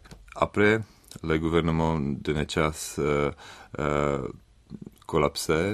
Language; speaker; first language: French; non-native, learner; Czech